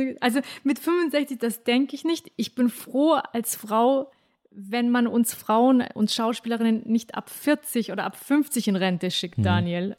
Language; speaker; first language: German; early bilingual, other home language; Turkish